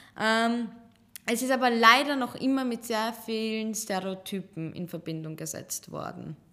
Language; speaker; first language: German; early bilingual, other home language; Serbian